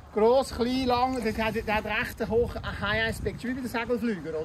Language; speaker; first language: German; native; German